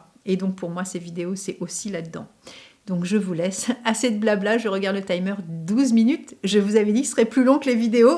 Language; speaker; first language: French; native; French